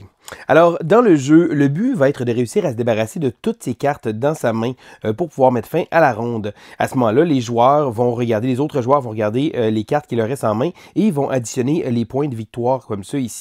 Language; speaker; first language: French; native; French